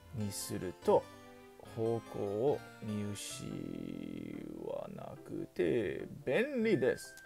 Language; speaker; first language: Japanese; non-native, learner; English